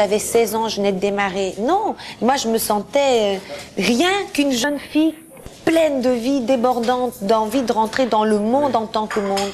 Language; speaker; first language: French; early bilingual, other home language; Portuguese